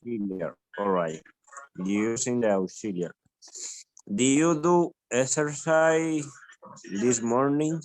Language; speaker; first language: English; non-native, learner; Spanish